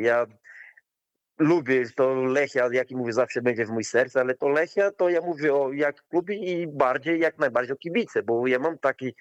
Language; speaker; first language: Polish; non-native, learner; Portuguese